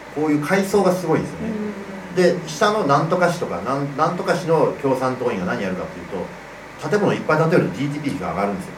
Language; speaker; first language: Japanese; native; Japanese